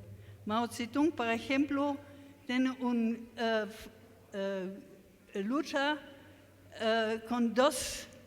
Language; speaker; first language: Spanish; non-native, learner; German